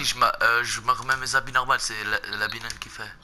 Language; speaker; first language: French; native; French